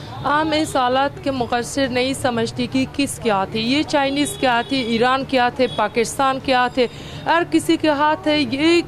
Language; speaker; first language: Hindi; non-native, learner; Persian